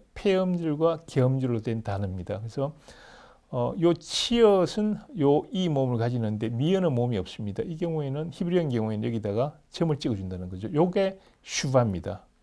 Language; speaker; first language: Korean; native; Korean